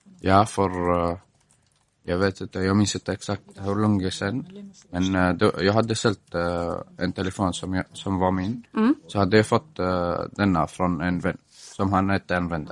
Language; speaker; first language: Swedish; non-native, fluent; Arabic